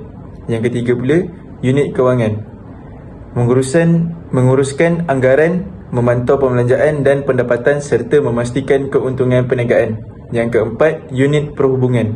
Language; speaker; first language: Malay; native; Malay